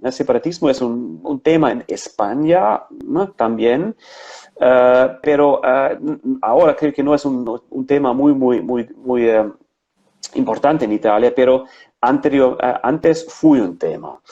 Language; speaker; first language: Spanish; non-native, fluent; German